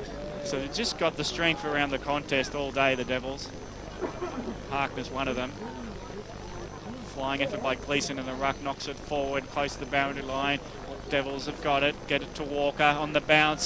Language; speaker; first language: English; native; English